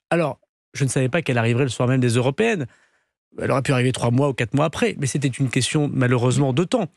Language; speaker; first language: French; native; French